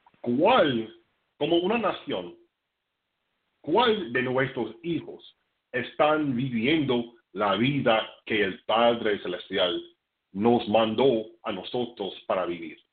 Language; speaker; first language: Spanish; non-native, fluent; English